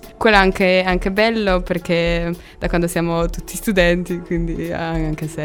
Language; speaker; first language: Italian; non-native, fluent; Polish